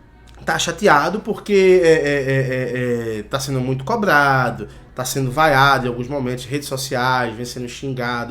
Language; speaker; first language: Portuguese; native; Portuguese